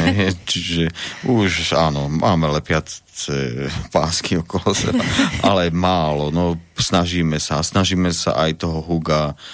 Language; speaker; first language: Slovak; native; Slovak